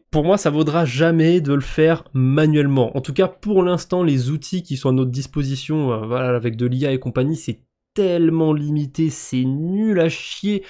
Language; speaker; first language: French; native; French